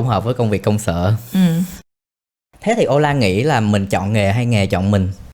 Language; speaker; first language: Vietnamese; native; Vietnamese